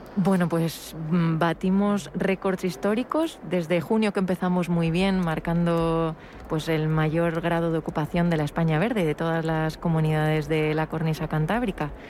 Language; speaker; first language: Spanish; native; Spanish